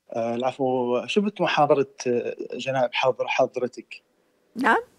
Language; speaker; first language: Arabic; native; Arabic